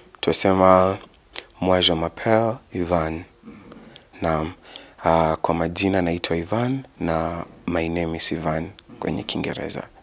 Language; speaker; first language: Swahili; non-native, local second language; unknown